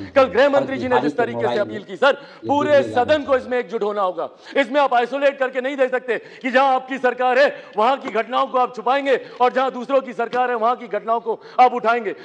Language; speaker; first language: Hindi; native; Hindi